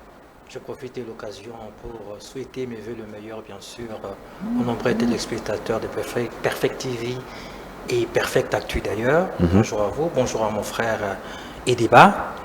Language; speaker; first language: French; non-native, local second language; Lingala